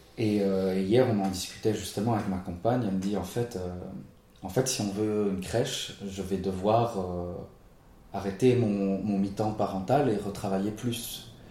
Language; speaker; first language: French; native; French